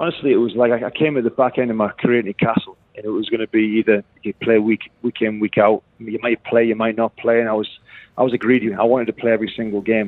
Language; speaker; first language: English; native; English